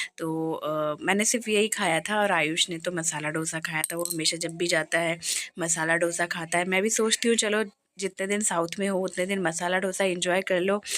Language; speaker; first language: Hindi; non-native, local second language; Bangla